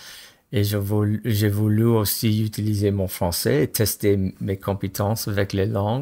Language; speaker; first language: French; non-native, fluent; English